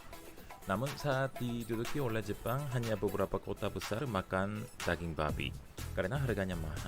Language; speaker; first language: Indonesian; non-native, fluent; Korean